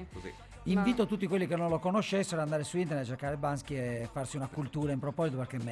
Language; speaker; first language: Italian; native; Italian